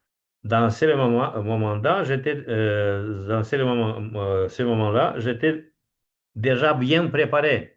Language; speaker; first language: French; non-native, fluent; Romanian